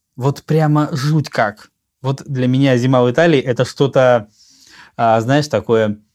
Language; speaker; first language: Russian; native; Russian